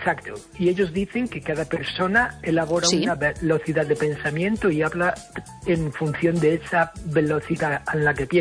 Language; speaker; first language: Spanish; non-native, fluent; English